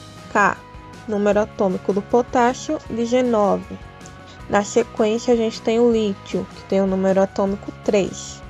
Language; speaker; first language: Portuguese; native; Portuguese